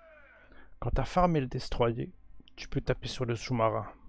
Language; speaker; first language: French; native; French